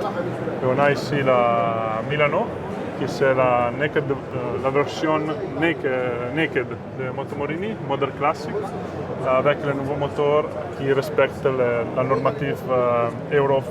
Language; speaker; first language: French; non-native, fluent; Italian